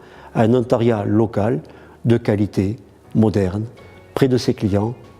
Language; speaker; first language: French; native; French